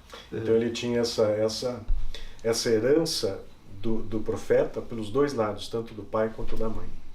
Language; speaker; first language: Portuguese; native; Portuguese